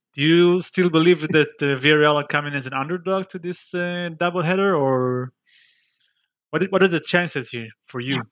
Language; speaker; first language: English; non-native, fluent; Hebrew